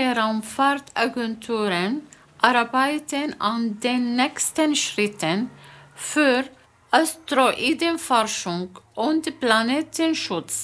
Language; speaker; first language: German; non-native, fluent; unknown